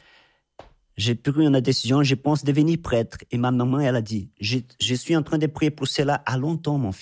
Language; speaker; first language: French; non-native, fluent; Portuguese